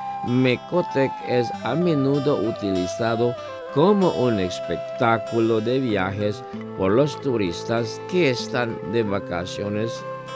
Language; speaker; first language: Spanish; non-native, fluent; Indonesian